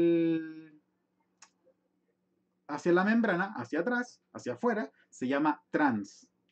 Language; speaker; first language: Spanish; native; Spanish